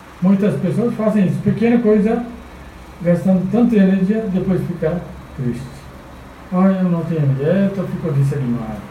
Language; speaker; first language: Portuguese; non-native, fluent; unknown